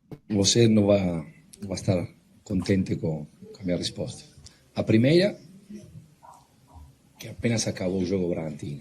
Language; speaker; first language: Portuguese; non-native, fluent; Spanish